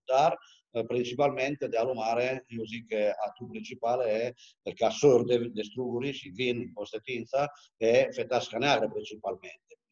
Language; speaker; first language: Romanian; non-native, fluent; Italian